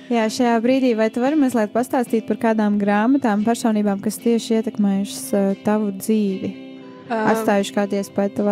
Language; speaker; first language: Latvian; native; Latvian